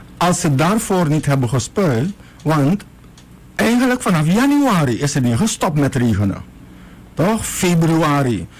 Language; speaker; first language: Dutch; native; Dutch